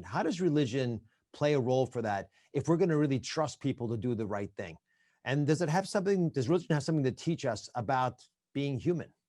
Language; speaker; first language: English; native; English